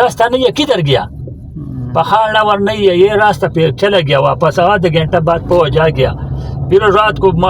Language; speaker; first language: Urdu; non-native, local second language; Pashto